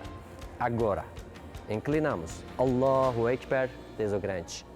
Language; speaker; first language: Portuguese; non-native, learner; Turkish